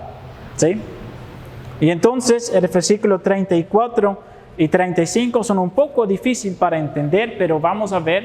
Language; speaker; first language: Spanish; non-native, fluent; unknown